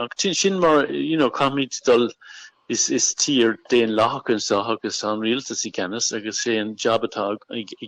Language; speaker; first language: Irish; non-native, local second language; English